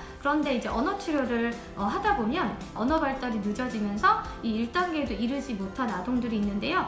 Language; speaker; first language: Korean; native; Korean